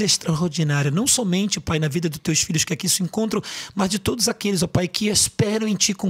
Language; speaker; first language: Portuguese; native; Portuguese